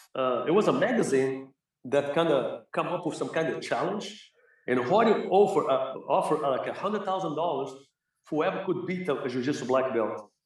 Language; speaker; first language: English; non-native, fluent; Portuguese